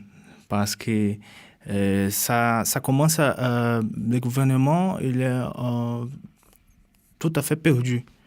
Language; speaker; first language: French; non-native, fluent; Portuguese